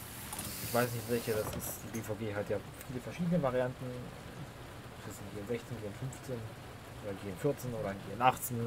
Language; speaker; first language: German; native; German